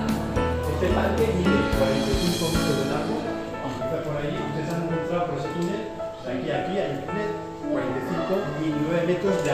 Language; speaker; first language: Spanish; native; Spanish